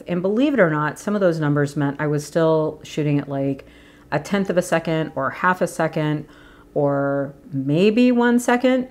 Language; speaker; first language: English; native; English